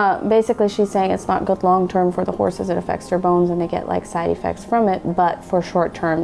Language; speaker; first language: English; non-native, fluent; Portuguese